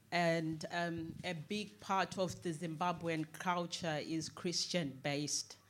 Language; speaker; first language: English; non-native, local second language; Shona